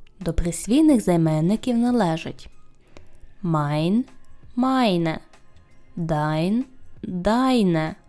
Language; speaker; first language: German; non-native, fluent; Ukrainian